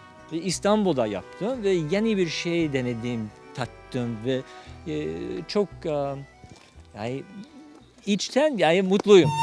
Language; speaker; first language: Turkish; non-native, fluent; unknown